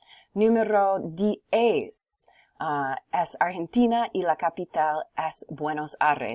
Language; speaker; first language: Spanish; non-native, learner; English